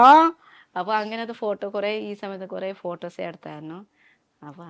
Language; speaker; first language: Malayalam; non-native, learner; Nepali